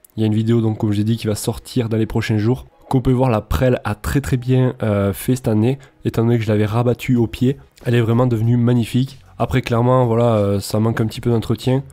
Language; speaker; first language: French; native; French